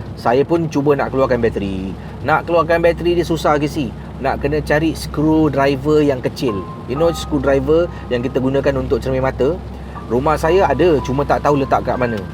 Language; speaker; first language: Malay; native; Malay